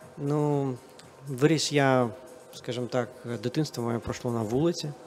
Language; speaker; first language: Ukrainian; non-native, fluent; Russian